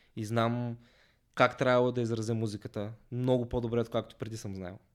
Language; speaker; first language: Bulgarian; native; Bulgarian